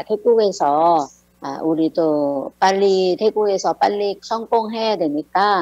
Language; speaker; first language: Korean; non-native, learner; Thai